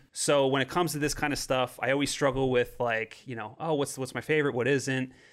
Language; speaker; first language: English; native; English